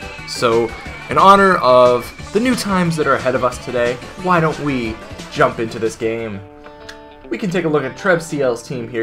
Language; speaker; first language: English; native; English